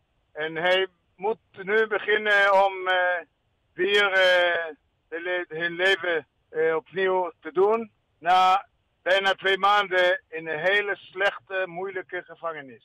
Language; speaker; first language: Dutch; non-native, learner; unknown